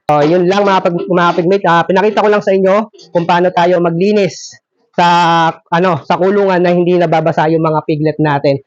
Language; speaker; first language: Filipino; native; Filipino